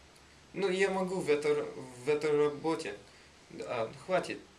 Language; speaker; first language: Russian; non-native, learner; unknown